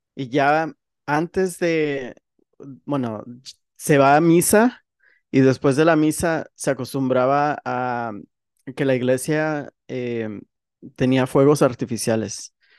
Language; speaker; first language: Spanish; early bilingual, heritage; Spanish